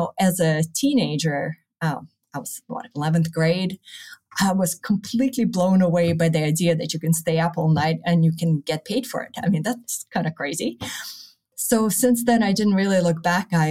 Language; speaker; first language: English; early bilingual, other home language; Russian